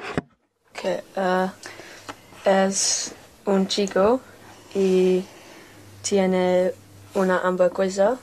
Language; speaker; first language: Spanish; non-native, learner; English